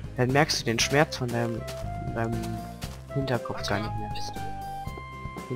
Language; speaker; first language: German; native; German